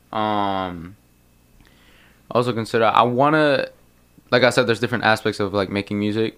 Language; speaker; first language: English; early bilingual, other home language; Spanish